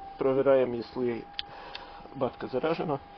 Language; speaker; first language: Ukrainian; non-native, learner; Slovak